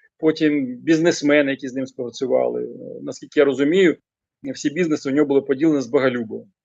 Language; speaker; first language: Ukrainian; non-native, local second language; Russian